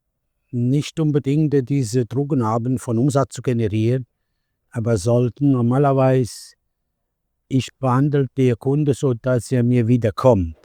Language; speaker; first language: German; non-native, fluent; Italian